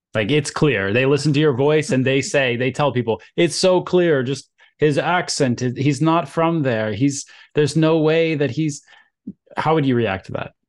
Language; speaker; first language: English; native; English